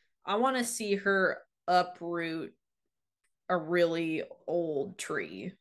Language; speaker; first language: English; native; English